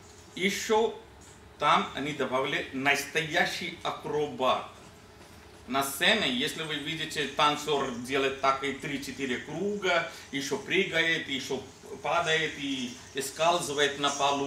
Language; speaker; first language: Russian; non-native, learner; Hindi